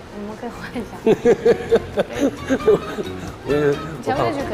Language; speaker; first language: Chinese; native; Chinese